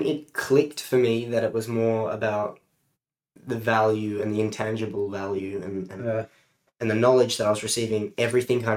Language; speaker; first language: English; native; English